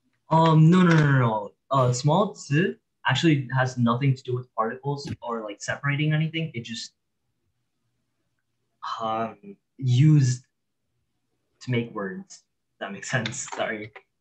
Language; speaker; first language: English; early bilingual, other home language; Japanese